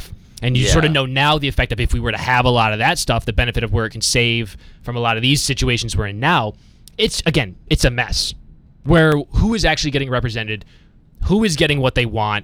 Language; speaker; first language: English; native; English